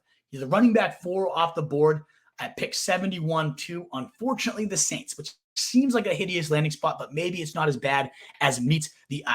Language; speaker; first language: English; native; English